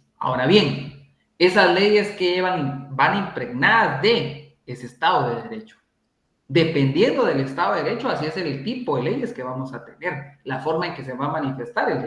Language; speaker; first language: Spanish; native; Spanish